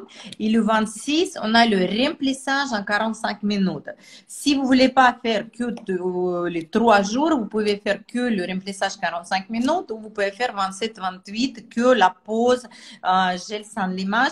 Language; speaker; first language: French; non-native, fluent; Russian